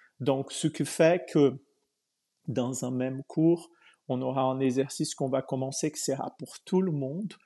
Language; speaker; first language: French; non-native, fluent; Portuguese